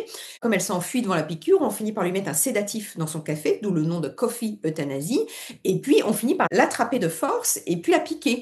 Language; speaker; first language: French; native; French